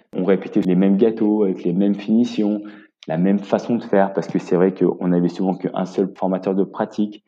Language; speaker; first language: French; native; French